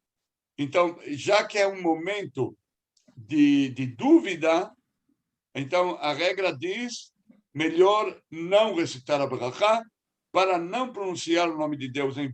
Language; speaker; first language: Portuguese; non-native, fluent; Spanish